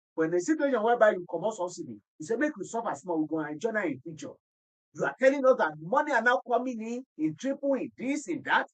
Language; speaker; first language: Nigerian Pidgin; non-native, local second language; Yoruba